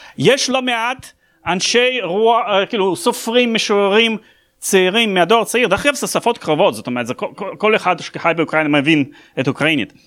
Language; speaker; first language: Hebrew; non-native, fluent; Russian